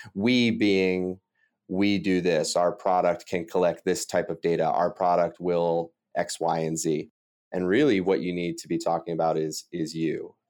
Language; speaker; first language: English; native; English